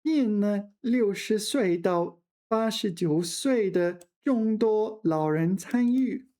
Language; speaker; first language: Chinese; non-native, fluent; English